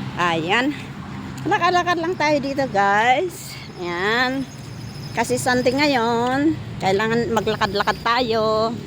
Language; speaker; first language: Filipino; non-native, local second language; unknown